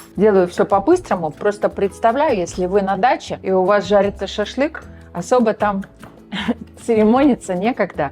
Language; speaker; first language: Russian; native; Russian